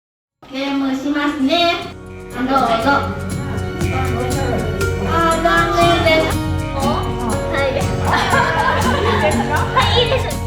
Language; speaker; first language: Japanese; non-native, learner; Vietnamese